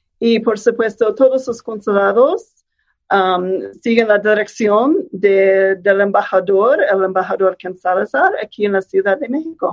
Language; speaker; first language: Spanish; non-native, fluent; English